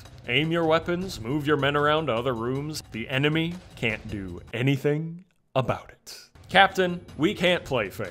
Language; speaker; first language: English; native; English